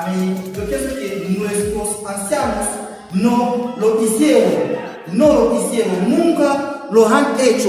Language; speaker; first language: Spanish; non-native, learner; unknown